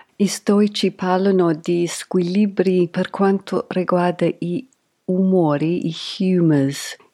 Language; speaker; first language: Italian; non-native, fluent; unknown